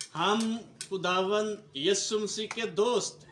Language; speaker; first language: Urdu; non-native, local second language; Punjabi